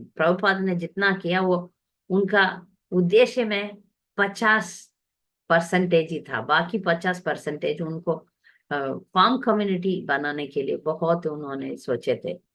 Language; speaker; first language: Hindi; non-native, local second language; Tamil